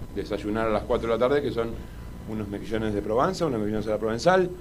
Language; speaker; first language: Spanish; native; Spanish